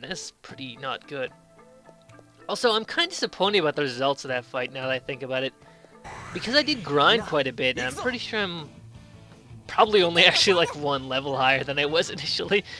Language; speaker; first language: English; native; English